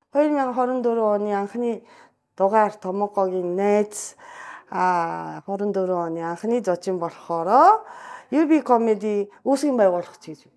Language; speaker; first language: Mongolian; non-native, fluent; Japanese